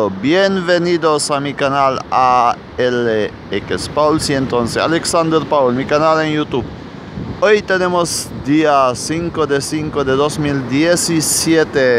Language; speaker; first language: Spanish; non-native, fluent; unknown